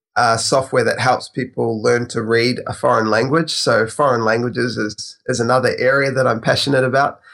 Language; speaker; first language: English; native; English